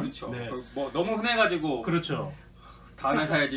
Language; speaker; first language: Korean; native; Korean